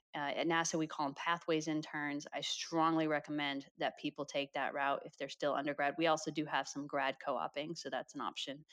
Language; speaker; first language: English; native; English